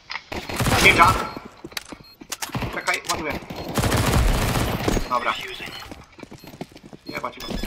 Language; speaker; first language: Polish; native; Polish